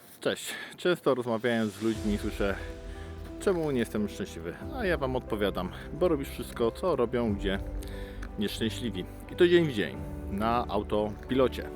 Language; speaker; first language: Polish; native; Polish